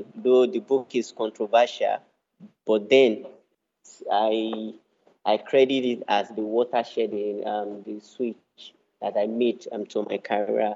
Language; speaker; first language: English; non-native, local second language; Yoruba